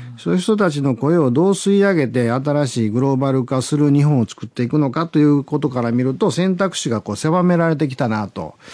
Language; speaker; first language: Japanese; native; Japanese